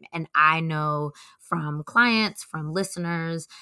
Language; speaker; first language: English; native; English